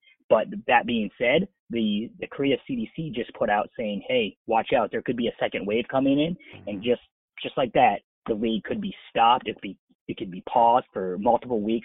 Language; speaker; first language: English; native; English